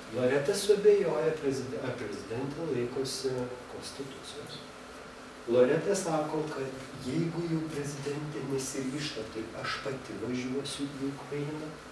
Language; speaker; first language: Lithuanian; native; Lithuanian